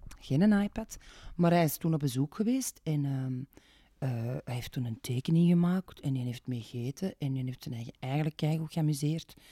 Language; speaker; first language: Dutch; native; Dutch